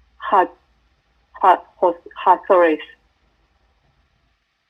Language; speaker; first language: Assamese; non-native, learner; Japanese